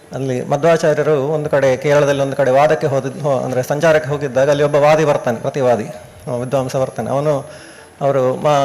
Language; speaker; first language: Kannada; native; Kannada